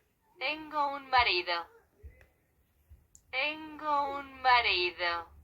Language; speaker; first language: Spanish; non-native, learner; Haitian Creole